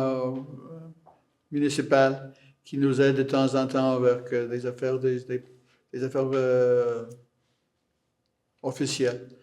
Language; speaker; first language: French; non-native, fluent; English